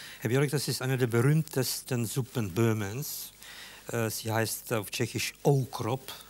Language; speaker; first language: German; non-native, fluent; Czech